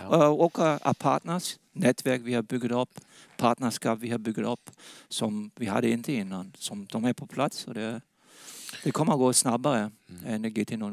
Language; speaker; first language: Swedish; non-native, fluent; Danish